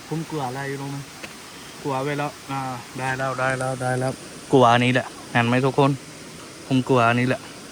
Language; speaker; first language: Thai; non-native, fluent; Punjabi